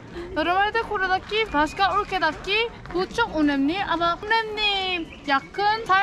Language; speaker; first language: Turkish; non-native, learner; Spanish